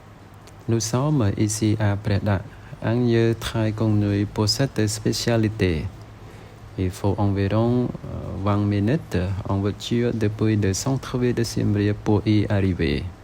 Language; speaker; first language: French; non-native, fluent; Khmer